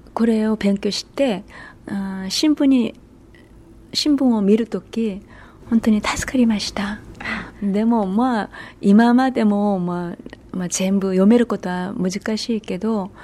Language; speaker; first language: Japanese; non-native, learner; Korean